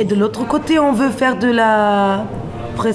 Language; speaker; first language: French; non-native, fluent; Turkish